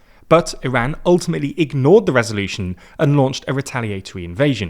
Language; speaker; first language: English; native; English